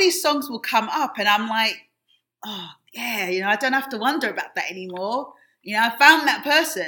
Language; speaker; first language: English; native; English